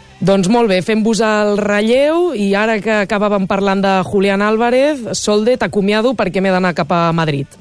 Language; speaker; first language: Catalan; native; Catalan